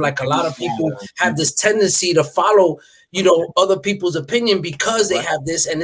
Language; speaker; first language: English; native; English